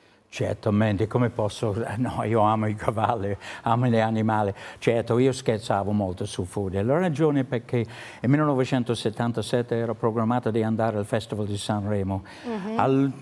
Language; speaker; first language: Italian; non-native, fluent; English